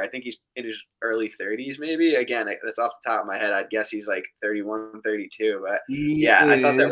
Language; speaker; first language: English; native; English